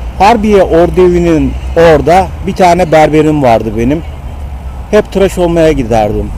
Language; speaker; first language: Turkish; native; Turkish